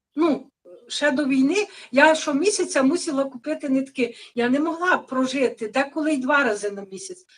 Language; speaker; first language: Ukrainian; native; Ukrainian